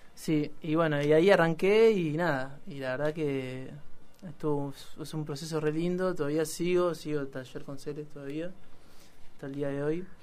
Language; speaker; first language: Spanish; native; Spanish